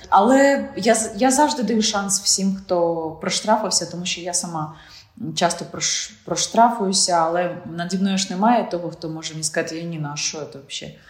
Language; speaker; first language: Ukrainian; non-native, local second language; Russian